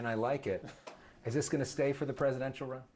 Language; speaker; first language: English; native; English